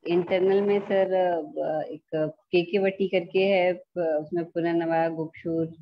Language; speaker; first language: Hindi; native; Hindi